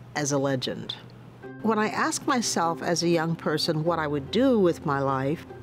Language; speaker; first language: English; native; English